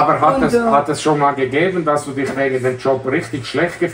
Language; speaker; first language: German; native; German